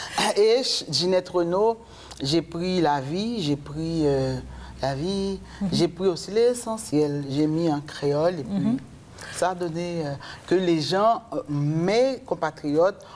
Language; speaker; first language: French; native; French